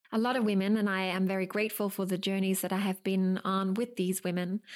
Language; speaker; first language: English; non-native, fluent; Danish